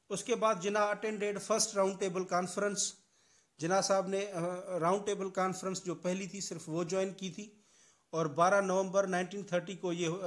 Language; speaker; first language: Urdu; non-native, local second language; Sindhi